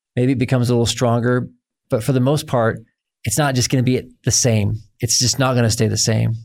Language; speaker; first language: English; native; English